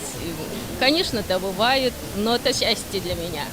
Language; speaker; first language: Russian; non-native, local second language; Kyrgyz